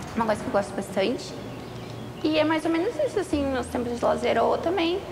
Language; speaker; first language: Portuguese; native; Portuguese